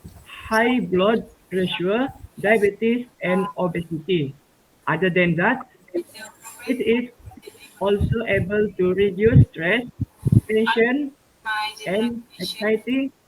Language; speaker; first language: English; non-native, local second language; Malay